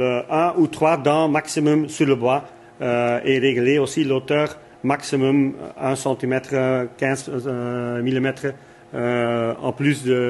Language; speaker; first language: French; non-native, local second language; Dutch